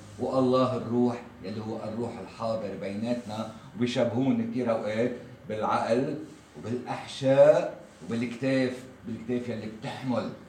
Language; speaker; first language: Arabic; native; Arabic